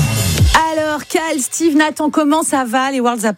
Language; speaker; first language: French; native; French